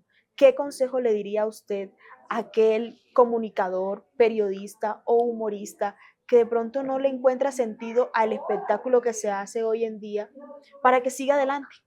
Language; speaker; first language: Spanish; native; Spanish